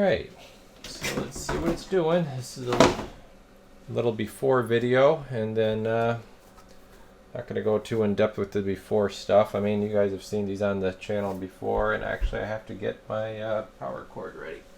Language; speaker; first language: English; native; English